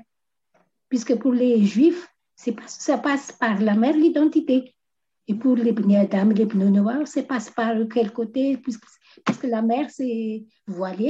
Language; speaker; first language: French; non-native, local second language; Malagasy